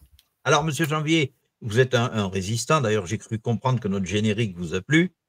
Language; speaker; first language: French; native; French